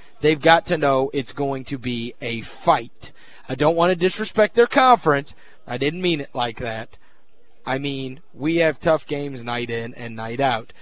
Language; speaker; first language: English; native; English